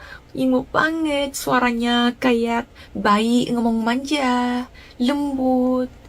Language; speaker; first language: Indonesian; non-native, fluent; Korean